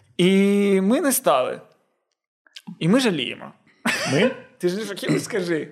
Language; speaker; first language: Ukrainian; non-native, local second language; Russian